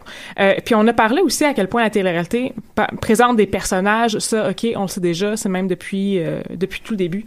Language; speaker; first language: French; native; French